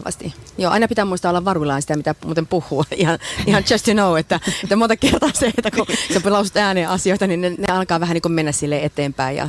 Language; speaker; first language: Finnish; native; Finnish